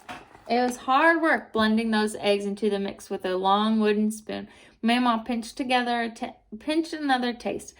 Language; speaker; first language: English; native; English